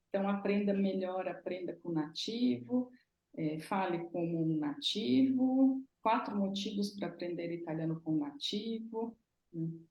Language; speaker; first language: Portuguese; native; Portuguese